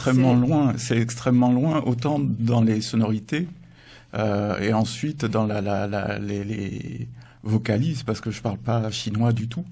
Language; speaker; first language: French; native; French